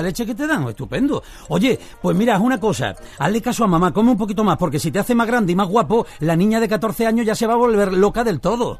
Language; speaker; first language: Spanish; native; Spanish